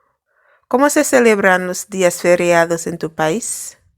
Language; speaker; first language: Spanish; non-native, fluent; English